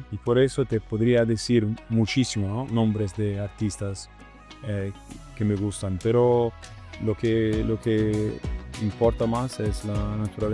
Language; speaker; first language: Spanish; non-native, learner; Italian